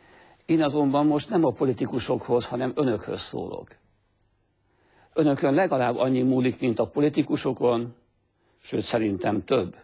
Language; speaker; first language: Hungarian; native; Hungarian